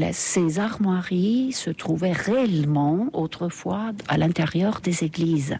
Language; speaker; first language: French; non-native, fluent; Estonian